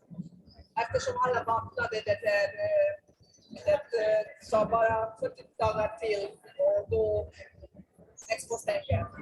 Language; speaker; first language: Swedish; non-native, learner; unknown